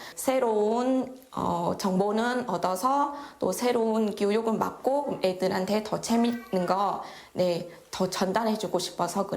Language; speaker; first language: Korean; non-native, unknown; Vietnamese